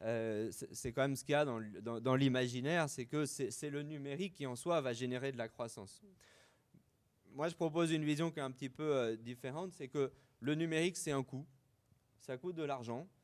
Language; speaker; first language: French; native; French